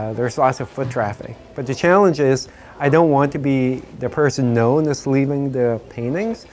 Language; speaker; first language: English; native; English